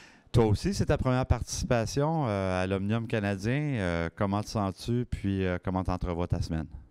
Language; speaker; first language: French; native; French